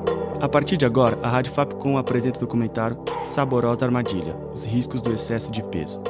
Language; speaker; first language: Portuguese; native; Portuguese